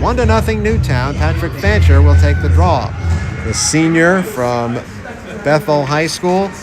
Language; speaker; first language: English; native; English